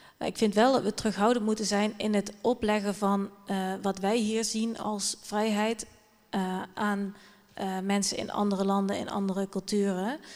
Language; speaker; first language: Dutch; native; Dutch